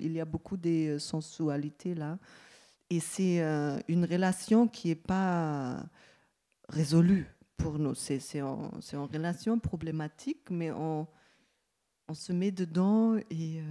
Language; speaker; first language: French; non-native, fluent; German